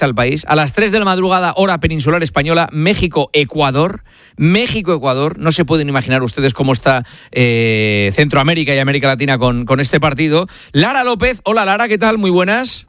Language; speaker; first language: Spanish; native; Spanish